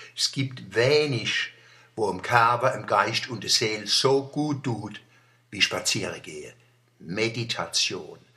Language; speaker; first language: German; native; German